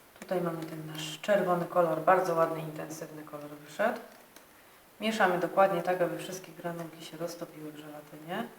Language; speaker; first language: Polish; native; Polish